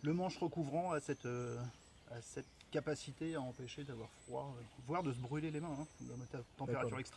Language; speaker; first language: French; native; French